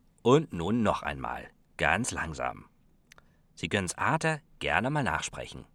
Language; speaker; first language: German; non-native, fluent; Western Frisian